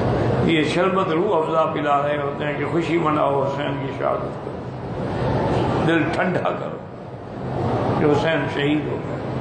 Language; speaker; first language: Urdu; native; Urdu